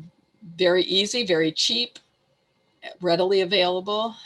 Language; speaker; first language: English; native; English